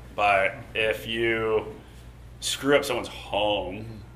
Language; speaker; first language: English; native; English